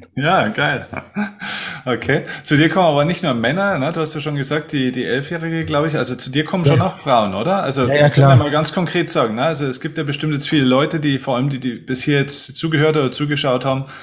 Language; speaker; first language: German; native; German